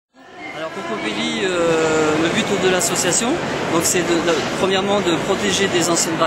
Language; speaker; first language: French; native; French